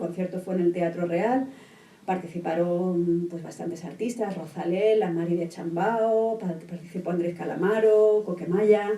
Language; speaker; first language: Spanish; native; Spanish